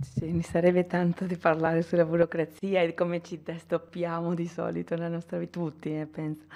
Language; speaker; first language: Italian; non-native, fluent; Spanish